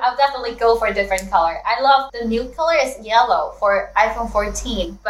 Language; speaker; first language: English; non-native, fluent; Chinese